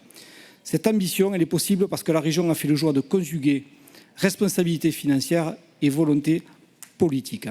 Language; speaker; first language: French; native; French